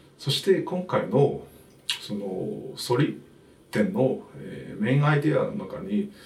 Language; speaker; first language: Japanese; non-native, fluent; Chinese